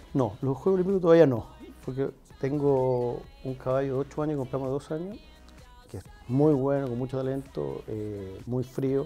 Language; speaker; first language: Spanish; native; Spanish